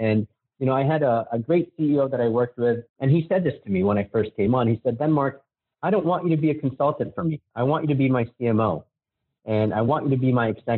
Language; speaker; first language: English; non-native, local second language; Filipino